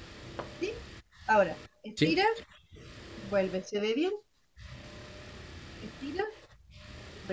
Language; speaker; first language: Spanish; native; Spanish